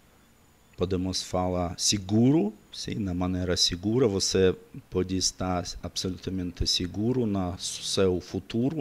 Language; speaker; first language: Portuguese; non-native, learner; Russian